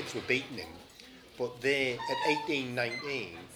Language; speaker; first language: English; native; English